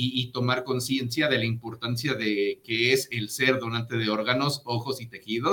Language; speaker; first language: Spanish; native; Spanish